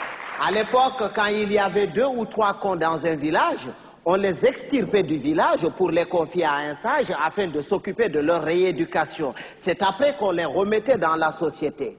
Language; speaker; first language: French; non-native, local second language; Fula